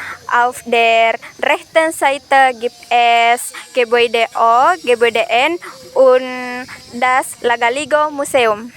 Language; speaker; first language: German; non-native, learner; Indonesian